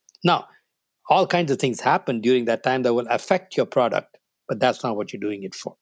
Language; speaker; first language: English; non-native, local second language; Tamil